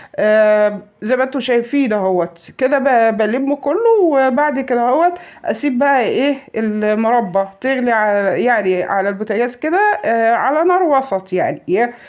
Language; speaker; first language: Arabic; native; Arabic